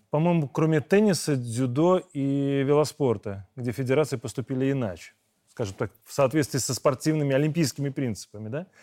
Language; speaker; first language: Russian; native; Russian